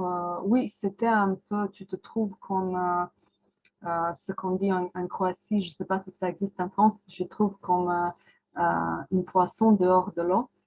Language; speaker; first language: French; non-native, fluent; Croatian